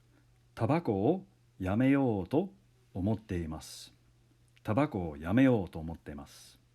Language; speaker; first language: Japanese; non-native, fluent; English